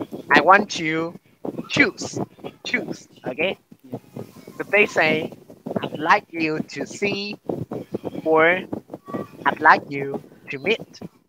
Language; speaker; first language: English; non-native, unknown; Vietnamese